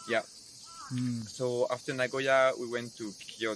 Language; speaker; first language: English; non-native, fluent; French